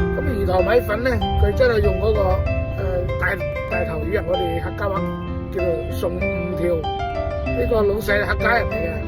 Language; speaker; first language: Cantonese; non-native, local second language; Hakka Chinese